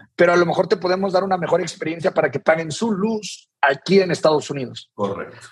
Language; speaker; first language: Spanish; native; Spanish